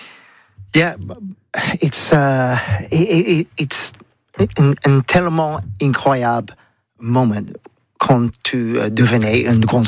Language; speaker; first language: French; non-native, learner; English